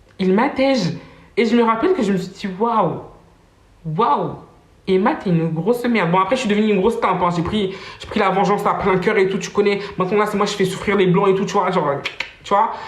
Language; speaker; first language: French; early bilingual, other home language; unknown